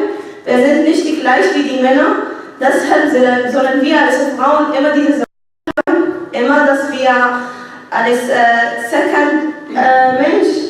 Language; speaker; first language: German; non-native, learner; Arabic